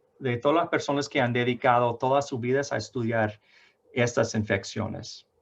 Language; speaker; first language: Spanish; non-native, fluent; English